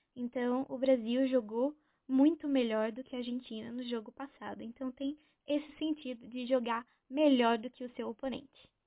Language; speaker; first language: Portuguese; native; Portuguese